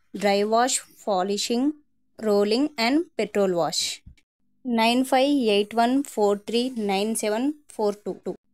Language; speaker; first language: Hindi; non-native, local second language; Telugu